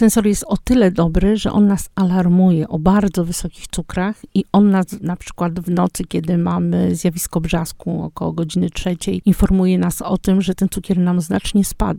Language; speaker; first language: Polish; native; Polish